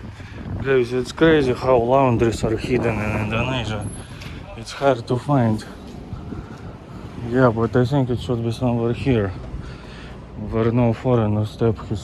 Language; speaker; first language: English; non-native, fluent; Russian